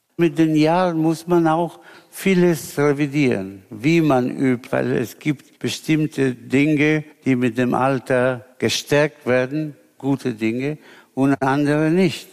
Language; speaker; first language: German; non-native, fluent; Spanish